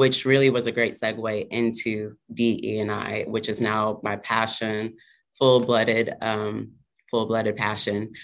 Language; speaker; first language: English; native; English